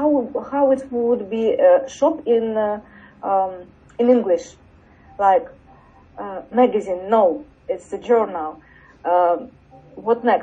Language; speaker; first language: English; non-native, learner; Russian